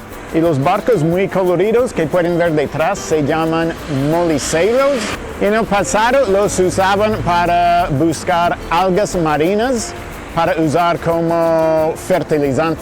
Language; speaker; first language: Spanish; non-native, fluent; English